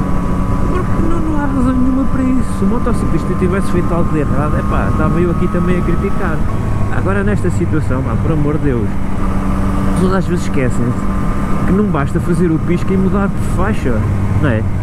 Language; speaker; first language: Portuguese; native; Portuguese